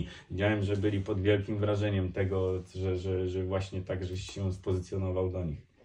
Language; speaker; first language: Polish; native; Polish